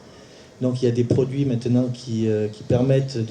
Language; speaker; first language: French; native; French